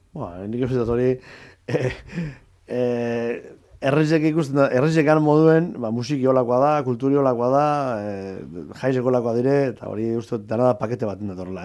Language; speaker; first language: Basque; native; Basque